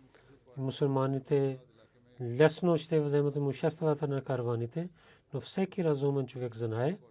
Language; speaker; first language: Bulgarian; non-native, learner; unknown